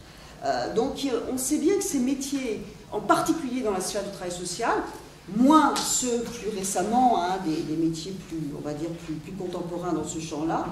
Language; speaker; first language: French; native; French